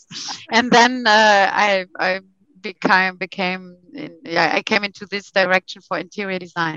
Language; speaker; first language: English; non-native, fluent; German